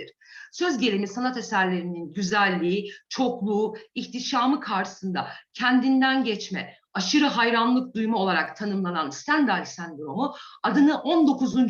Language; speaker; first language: Turkish; native; Turkish